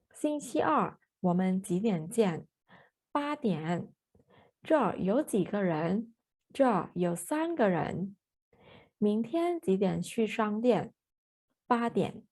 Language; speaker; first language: Chinese; non-native, fluent; Thai